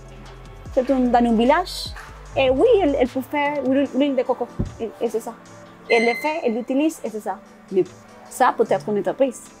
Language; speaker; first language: French; non-native, learner; Spanish